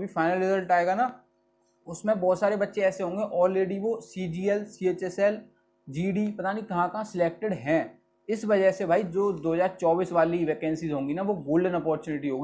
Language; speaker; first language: Hindi; native; Hindi